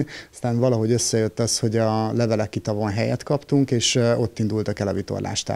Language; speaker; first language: Hungarian; native; Hungarian